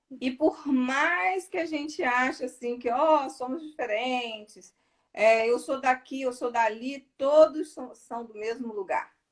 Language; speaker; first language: Portuguese; native; Portuguese